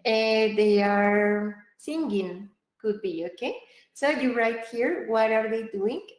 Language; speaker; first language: English; non-native, fluent; Spanish